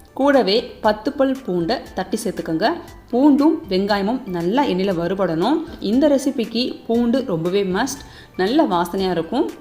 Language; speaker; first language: Tamil; native; Tamil